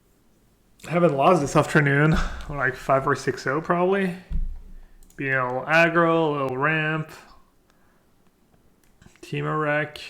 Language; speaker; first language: English; non-native, fluent; French